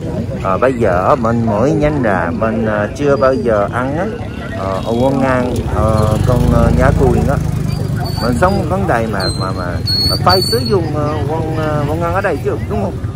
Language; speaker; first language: Vietnamese; non-native, learner; Korean